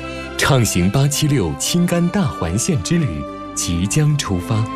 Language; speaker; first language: Chinese; native; Chinese